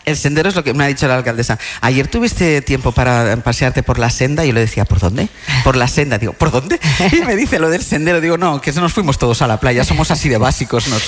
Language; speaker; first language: Spanish; native; Spanish